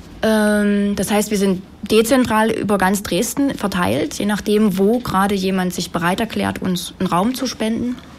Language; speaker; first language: German; native; German